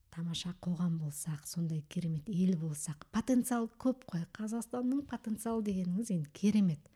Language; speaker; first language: Kazakh; early bilingual, heritage; Kazakh